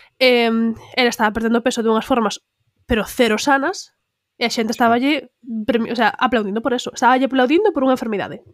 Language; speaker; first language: Galician; non-native, local second language; Spanish